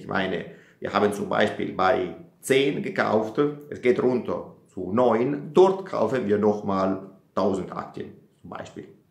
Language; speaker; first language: German; non-native, fluent; Italian